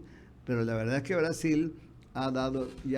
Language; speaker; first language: Spanish; native; Spanish